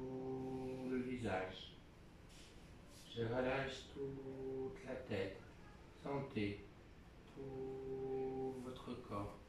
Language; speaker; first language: French; native; French